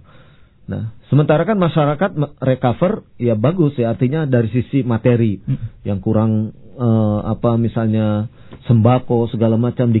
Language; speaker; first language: Indonesian; native; Indonesian